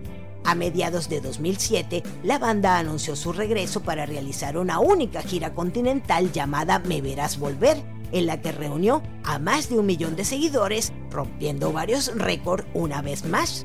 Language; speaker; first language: Spanish; native; Spanish